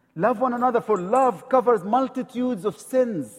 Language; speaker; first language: English; non-native, fluent; Arabic